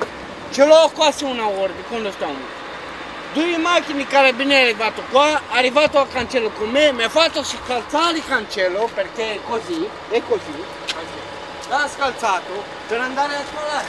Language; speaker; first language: Italian; non-native, learner; Romanian